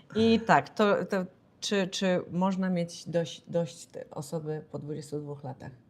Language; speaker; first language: Polish; native; Polish